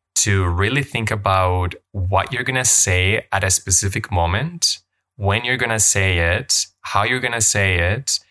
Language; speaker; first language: English; non-native, fluent; Spanish